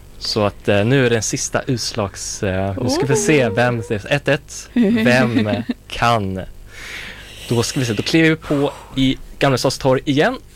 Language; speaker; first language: Swedish; native; Swedish